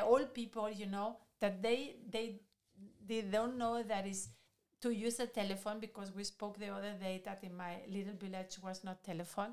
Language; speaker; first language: English; non-native, fluent; Spanish